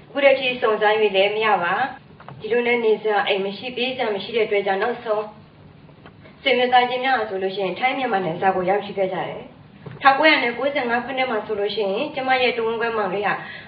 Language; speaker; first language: Burmese; non-native, local second language; S'gaw Karen